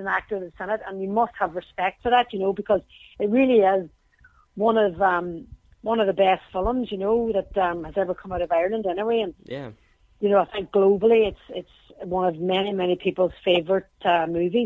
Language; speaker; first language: English; native; English